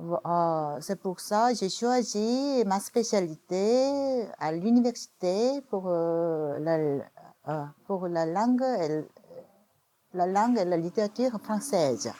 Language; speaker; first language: French; non-native, fluent; Korean